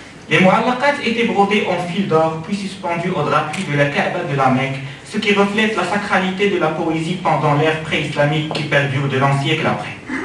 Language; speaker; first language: French; non-native, local second language; Arabic